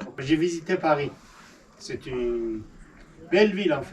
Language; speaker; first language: French; non-native, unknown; Persian